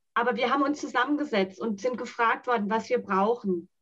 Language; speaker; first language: German; non-native, local second language; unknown